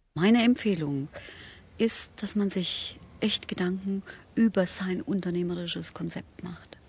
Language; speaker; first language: German; native; German